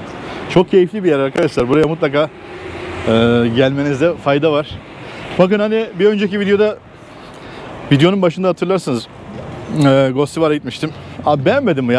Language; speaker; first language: Turkish; native; Turkish